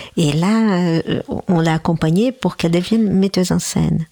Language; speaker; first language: French; non-native, fluent; Portuguese